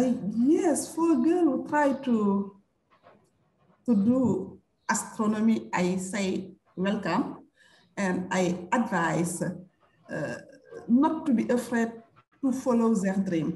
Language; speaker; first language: English; non-native, fluent; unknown